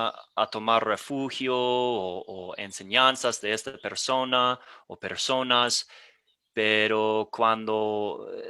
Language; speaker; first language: Spanish; non-native, fluent; English